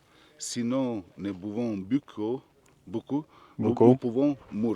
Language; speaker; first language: French; non-native, learner; Italian